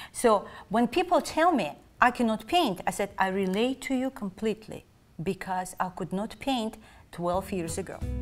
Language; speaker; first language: English; non-native, fluent; Russian